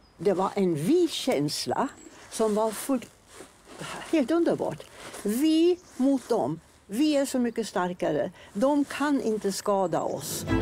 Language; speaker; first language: Swedish; non-native, fluent; German